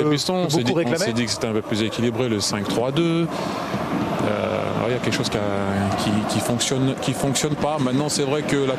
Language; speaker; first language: French; native; French